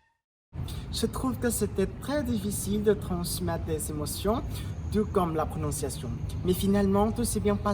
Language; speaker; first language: French; non-native, fluent; Thai